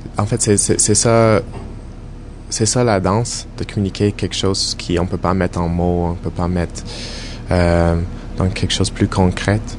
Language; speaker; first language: French; non-native, fluent; English